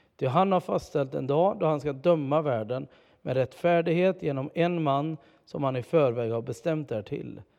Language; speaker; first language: Swedish; native; Swedish